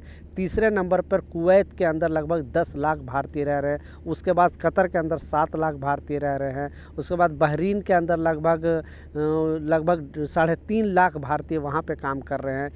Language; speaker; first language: Hindi; native; Hindi